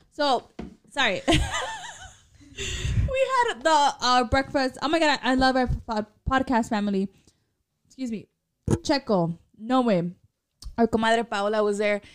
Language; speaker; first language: English; early bilingual, other home language; Spanish